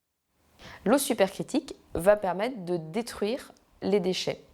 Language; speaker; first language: French; native; French